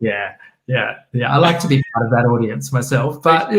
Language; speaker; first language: English; native; English